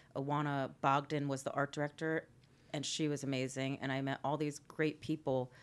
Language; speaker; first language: English; native; English